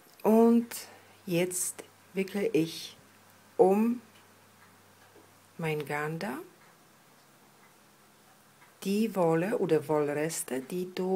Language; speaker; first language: German; non-native, fluent; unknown